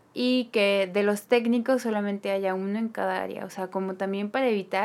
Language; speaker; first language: Spanish; native; Spanish